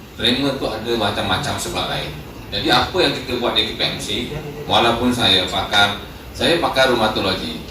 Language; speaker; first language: Malay; native; Malay